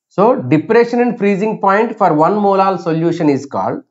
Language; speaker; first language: English; non-native, local second language; Telugu